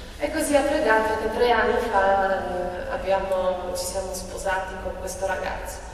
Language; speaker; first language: Italian; non-native, fluent; Polish